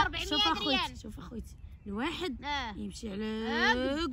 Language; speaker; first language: Arabic; native; Arabic